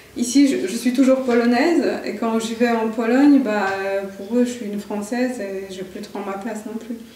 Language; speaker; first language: French; non-native, fluent; Polish